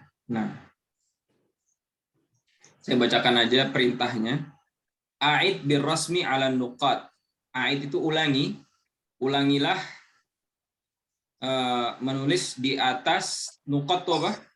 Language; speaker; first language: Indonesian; native; Indonesian